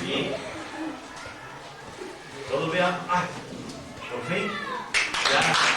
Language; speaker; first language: Spanish; non-native, fluent; English